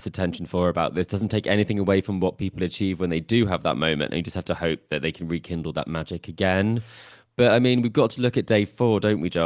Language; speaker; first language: English; native; English